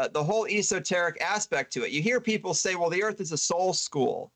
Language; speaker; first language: English; native; English